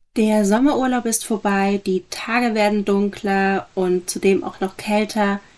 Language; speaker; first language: German; native; German